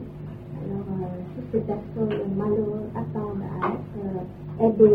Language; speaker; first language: French; non-native, fluent; Vietnamese